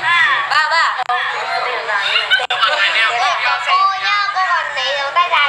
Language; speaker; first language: Vietnamese; non-native, learner; Indonesian